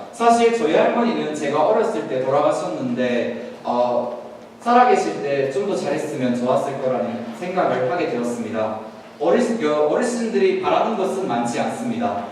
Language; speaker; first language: Korean; non-native, fluent; Turkish